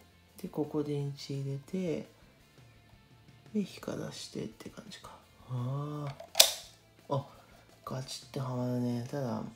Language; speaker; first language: Japanese; native; Japanese